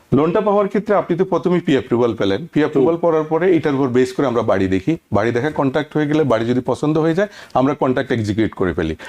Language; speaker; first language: Bangla; native; Bangla